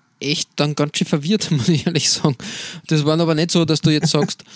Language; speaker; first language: German; native; German